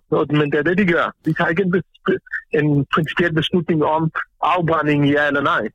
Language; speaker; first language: Danish; non-native, fluent; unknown